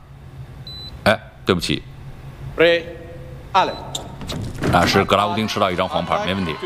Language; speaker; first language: Chinese; native; Chinese